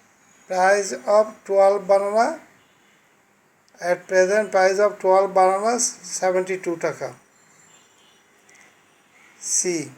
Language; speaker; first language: English; non-native, fluent; Bangla